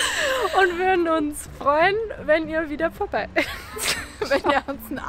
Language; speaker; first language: German; native; German